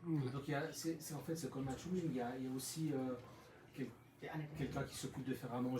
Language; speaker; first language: French; native; French